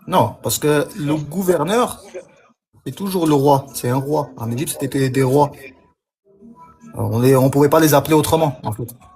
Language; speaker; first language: French; native; French